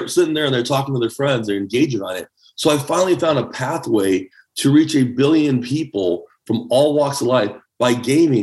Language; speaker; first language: English; early bilingual, other home language; Chinese